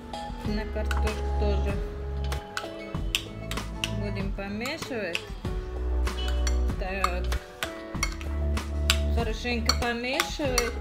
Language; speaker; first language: Russian; non-native, learner; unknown